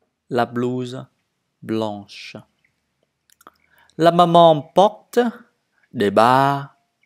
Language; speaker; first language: French; non-native, fluent; Vietnamese